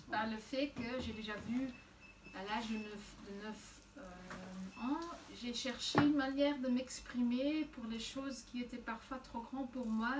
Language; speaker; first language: French; non-native, local second language; Dutch